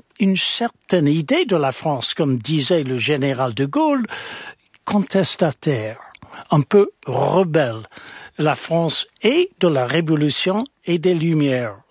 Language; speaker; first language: French; non-native, fluent; English